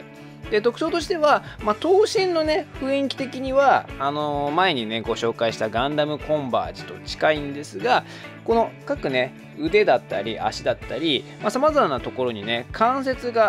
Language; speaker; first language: Japanese; native; Japanese